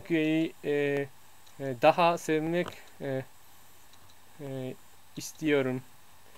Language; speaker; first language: Turkish; non-native, learner; Japanese